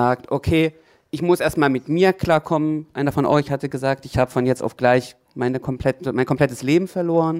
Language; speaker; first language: German; native; German